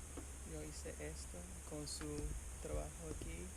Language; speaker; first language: Spanish; non-native, fluent; English